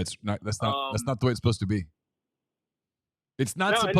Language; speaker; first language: English; native; English